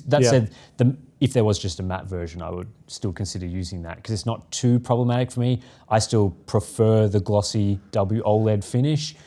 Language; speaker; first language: English; native; English